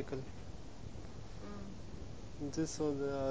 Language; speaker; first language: English; non-native, learner; Punjabi